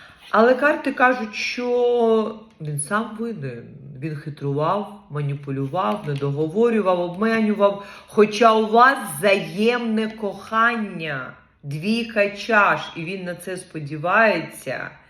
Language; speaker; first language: Ukrainian; non-native, local second language; Russian